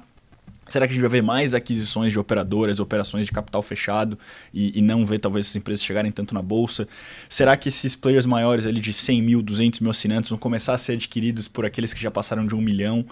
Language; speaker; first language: Portuguese; native; Portuguese